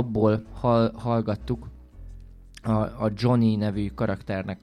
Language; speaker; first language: Hungarian; native; Hungarian